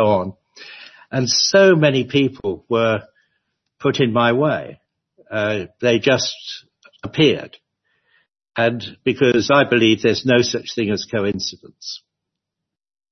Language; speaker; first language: English; native; English